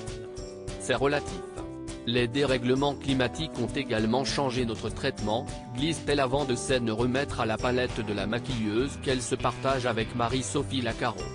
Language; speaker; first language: French; native; French